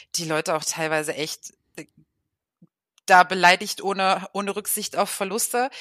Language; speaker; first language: German; native; German